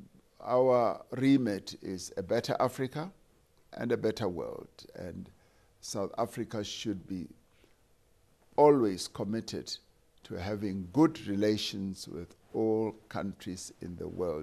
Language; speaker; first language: English; non-native, local second language; Venda